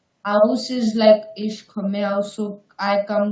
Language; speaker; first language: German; non-native, learner; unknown